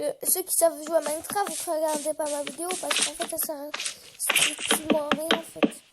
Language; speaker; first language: French; native; French